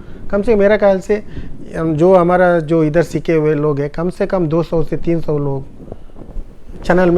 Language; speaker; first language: Hindi; non-native, local second language; Tulu